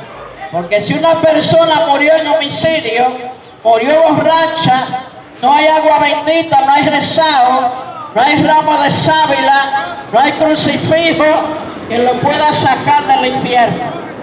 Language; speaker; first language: Spanish; native; Spanish